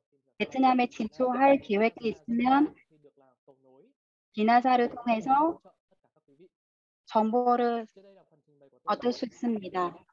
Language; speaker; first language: Korean; non-native, fluent; Vietnamese